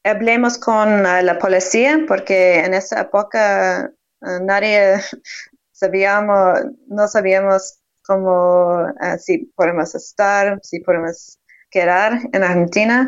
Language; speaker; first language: Spanish; non-native, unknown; English